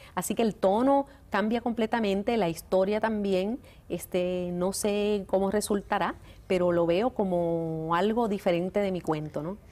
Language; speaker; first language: Spanish; native; Spanish